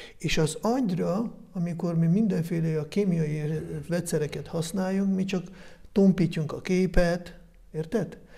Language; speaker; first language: Hungarian; early bilingual, heritage; Hungarian